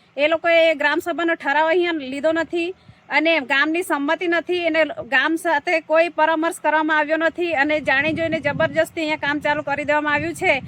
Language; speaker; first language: Gujarati; non-native, local second language; Gamit